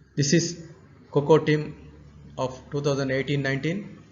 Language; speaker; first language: English; non-native, local second language; Kannada